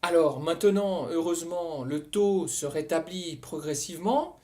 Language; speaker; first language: French; native; French